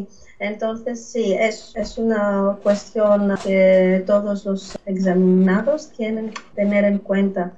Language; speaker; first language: Spanish; non-native, fluent; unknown